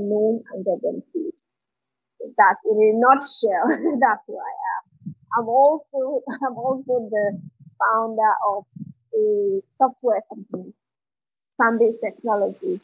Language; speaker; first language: English; non-native, local second language; Igbo